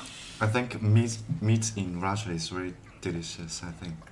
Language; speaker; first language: English; non-native, learner; Chinese